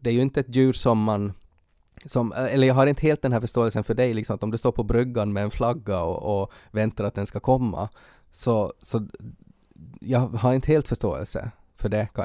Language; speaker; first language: Swedish; native; Swedish